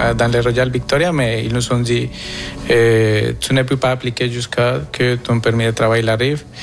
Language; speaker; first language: French; non-native, fluent; Spanish